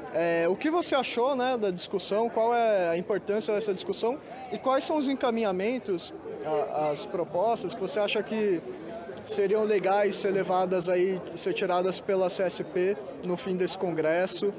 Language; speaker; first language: Portuguese; native; Portuguese